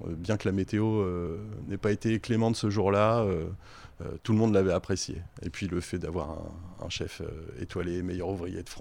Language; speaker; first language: French; native; French